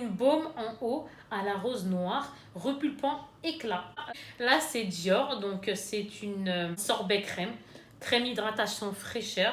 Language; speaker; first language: French; native; French